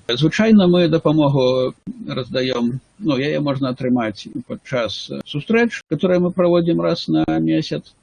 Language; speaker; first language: Belarusian; non-native, local second language; Russian